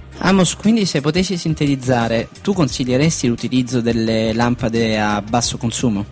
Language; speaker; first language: Italian; native; Italian